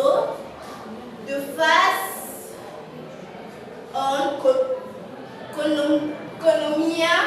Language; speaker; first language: Spanish; non-native, learner; French